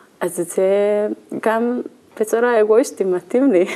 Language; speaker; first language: Hebrew; non-native, learner; Korean